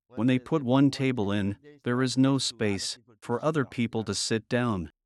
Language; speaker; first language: English; non-native, fluent; Burmese